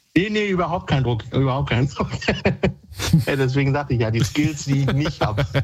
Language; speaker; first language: German; native; German